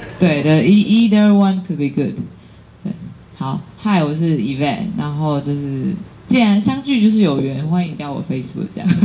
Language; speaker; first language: Chinese; native; Chinese